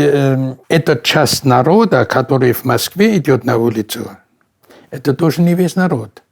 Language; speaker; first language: Russian; non-native, fluent; German